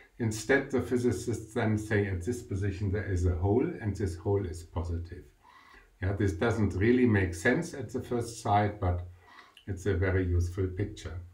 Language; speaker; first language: English; non-native, fluent; German